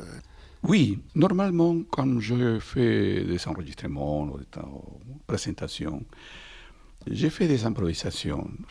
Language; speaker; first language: French; non-native, fluent; Spanish